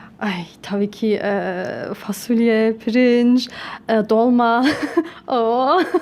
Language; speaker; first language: Turkish; early bilingual, heritage; Turkish